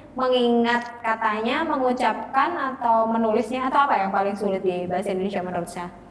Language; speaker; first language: Indonesian; non-native, local second language; Javanese